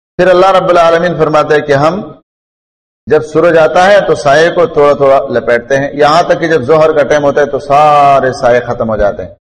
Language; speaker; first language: Urdu; non-native, local second language; Pashto